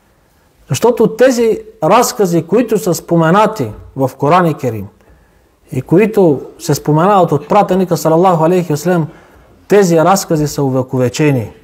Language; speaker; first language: Bulgarian; non-native, local second language; Turkish